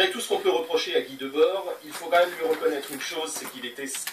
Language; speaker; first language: French; native; French